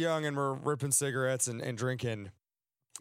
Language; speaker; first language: English; native; English